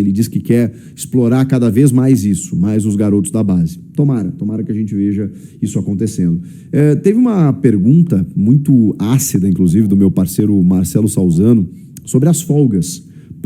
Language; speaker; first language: Portuguese; native; Portuguese